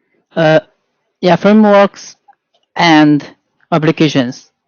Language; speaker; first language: English; non-native, learner; Chinese